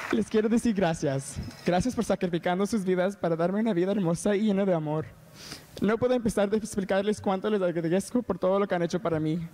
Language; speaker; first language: Spanish; early bilingual, heritage; Spanish